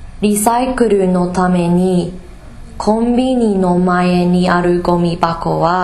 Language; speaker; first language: Japanese; non-native, learner; English